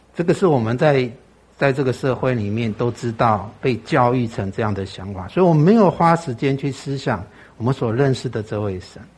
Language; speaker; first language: Chinese; native; Chinese